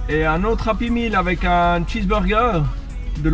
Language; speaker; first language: French; native; French